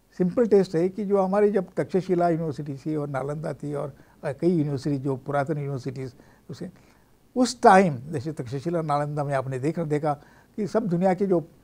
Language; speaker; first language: Hindi; non-native, local second language; Marathi